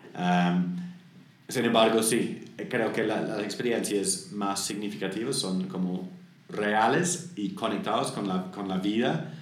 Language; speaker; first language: Spanish; non-native, fluent; English